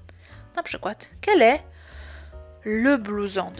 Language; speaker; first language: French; non-native, fluent; Polish